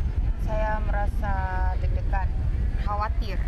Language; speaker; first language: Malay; non-native, local second language; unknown